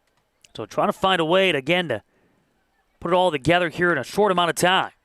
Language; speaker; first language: English; native; English